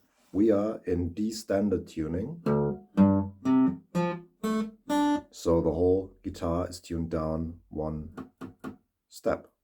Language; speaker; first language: English; non-native, fluent; German